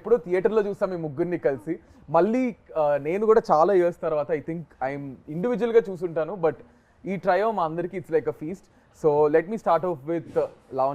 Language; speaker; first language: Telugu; native; Telugu